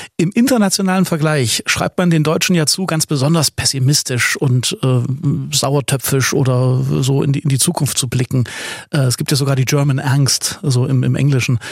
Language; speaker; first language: German; native; German